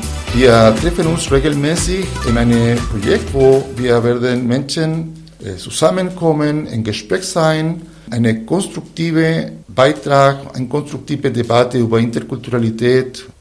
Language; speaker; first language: German; non-native, fluent; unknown